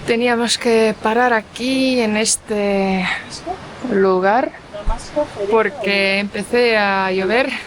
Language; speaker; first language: Spanish; non-native, fluent; Portuguese